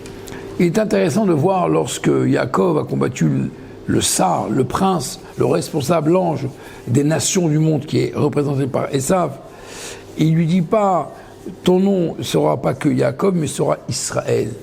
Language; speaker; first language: French; native; French